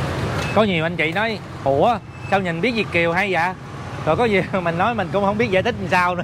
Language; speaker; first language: Vietnamese; native; Vietnamese